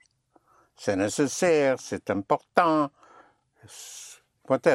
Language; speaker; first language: French; non-native, fluent; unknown